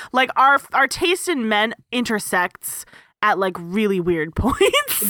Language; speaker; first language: English; native; English